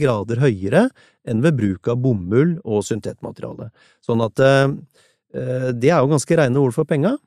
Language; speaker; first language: Norwegian; native; Norwegian